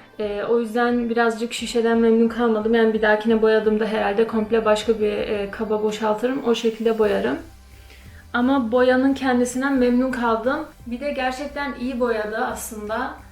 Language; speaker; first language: Turkish; early bilingual, other home language; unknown